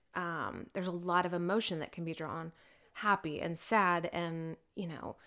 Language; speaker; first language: English; native; English